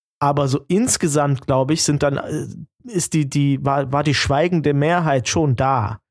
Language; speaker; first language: German; native; German